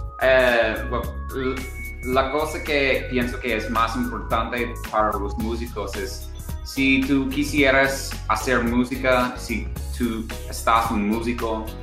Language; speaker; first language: Spanish; non-native, learner; English